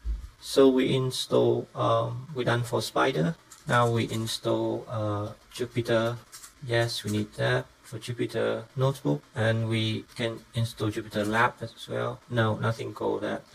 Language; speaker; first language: English; non-native, fluent; Vietnamese